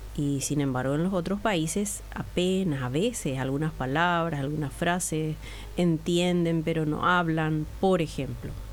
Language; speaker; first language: Spanish; non-native, local second language; Guarani